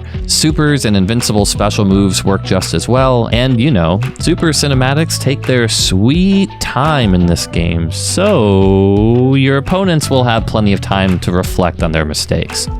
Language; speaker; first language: English; native; English